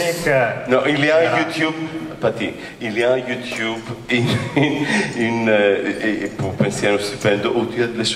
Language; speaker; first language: French; non-native, fluent; Greek